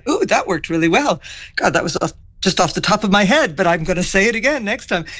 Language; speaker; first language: English; native; English